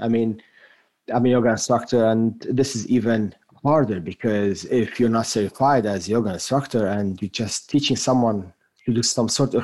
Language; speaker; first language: English; non-native, fluent; French